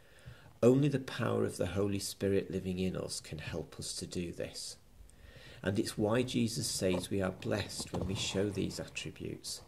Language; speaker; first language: English; native; English